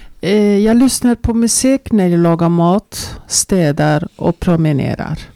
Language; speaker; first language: Swedish; non-native, learner; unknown